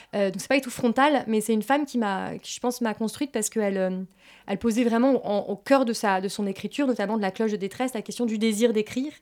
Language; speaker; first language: French; native; French